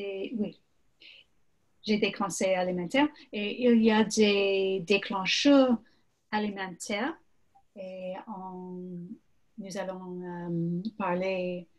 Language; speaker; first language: French; non-native, learner; English